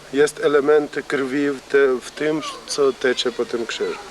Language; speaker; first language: Polish; non-native, learner; Ukrainian